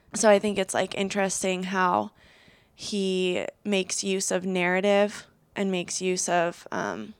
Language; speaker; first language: English; native; English